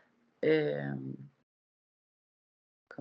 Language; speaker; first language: French; non-native, fluent; Spanish